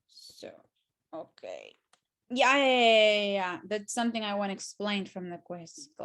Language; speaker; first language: English; non-native, fluent; Spanish